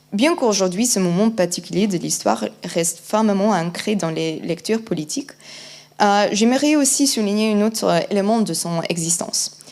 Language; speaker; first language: French; non-native, fluent; Polish